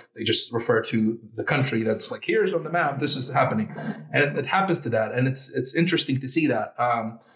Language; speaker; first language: English; early bilingual, heritage; Arabic